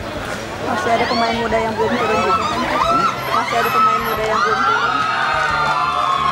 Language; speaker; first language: Indonesian; native; Indonesian